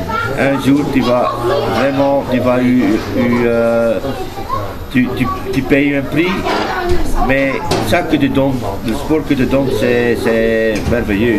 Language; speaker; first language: French; non-native, learner; Dutch